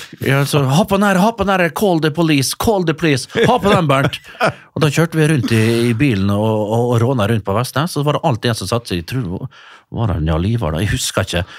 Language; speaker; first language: Norwegian; native; Norwegian